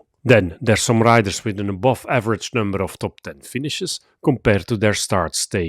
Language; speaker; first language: English; non-native, fluent; Dutch